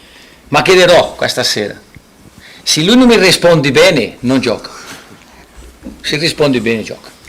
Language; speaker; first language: Italian; non-native, fluent; Portuguese